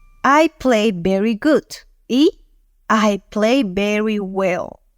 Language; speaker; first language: English; non-native, fluent; Spanish